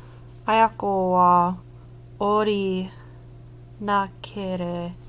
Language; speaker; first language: Japanese; non-native, learner; English